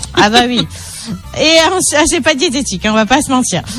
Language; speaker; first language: French; native; French